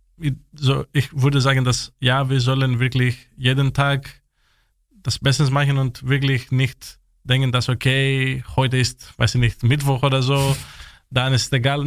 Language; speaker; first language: German; non-native, learner; Greek